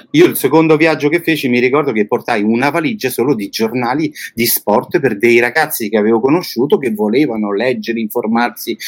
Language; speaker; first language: Italian; native; Italian